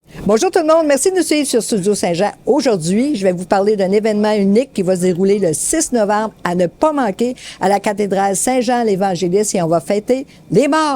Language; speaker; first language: French; native; French